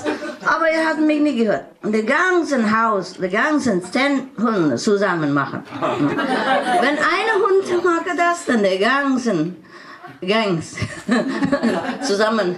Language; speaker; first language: German; non-native, learner; Vietnamese